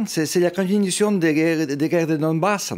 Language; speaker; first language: French; non-native, fluent; Russian